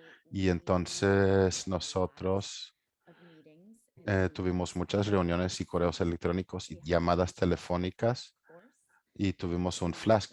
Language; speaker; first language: Spanish; non-native, fluent; English